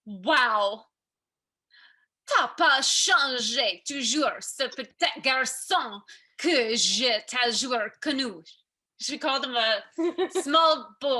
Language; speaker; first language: French; non-native, learner; English